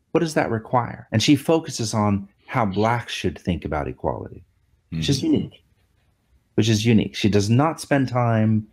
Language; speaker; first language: English; native; English